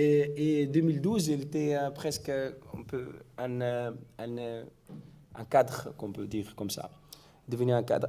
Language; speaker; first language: French; non-native, learner; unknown